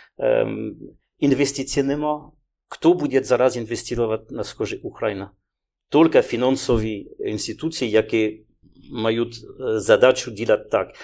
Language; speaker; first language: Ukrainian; non-native, learner; French